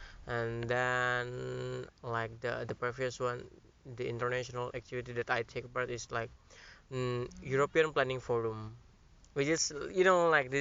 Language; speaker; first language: English; non-native, learner; Indonesian